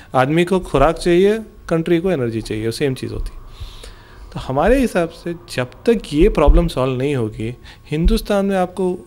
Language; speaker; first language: Hindi; non-native, local second language; Gujarati